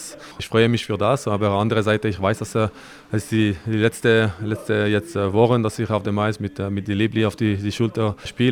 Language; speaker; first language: German; non-native, local second language; French